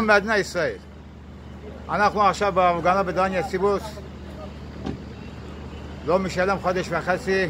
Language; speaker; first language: Hebrew; non-native, learner; Turkish